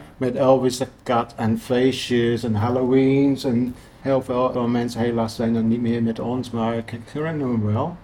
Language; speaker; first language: Dutch; non-native, fluent; English